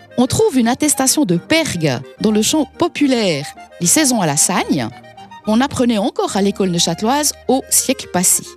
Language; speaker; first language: French; native; French